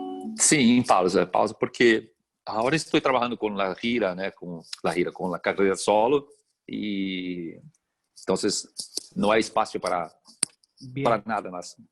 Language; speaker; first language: Spanish; non-native, fluent; Portuguese